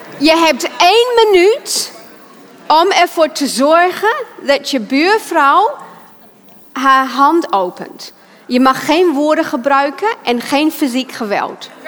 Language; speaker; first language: Dutch; non-native, fluent; English